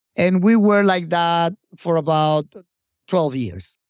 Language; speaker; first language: English; non-native, fluent; Spanish